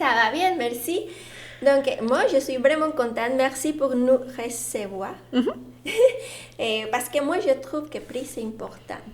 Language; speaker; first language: French; non-native, learner; Spanish